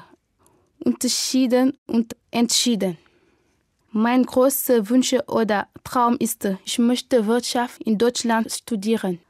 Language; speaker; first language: German; non-native, learner; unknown